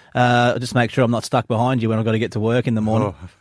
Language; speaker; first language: English; native; English